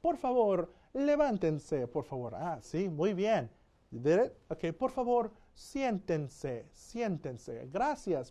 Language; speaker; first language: Spanish; non-native, fluent; English